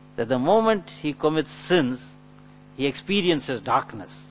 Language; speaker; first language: English; native; English